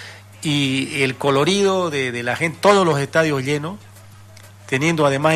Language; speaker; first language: Spanish; native; Spanish